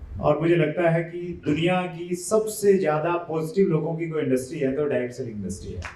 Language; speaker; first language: Hindi; native; Hindi